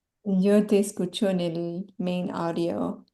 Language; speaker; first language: Spanish; non-native, fluent; English